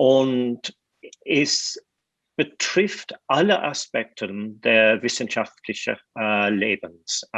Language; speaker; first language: German; non-native, fluent; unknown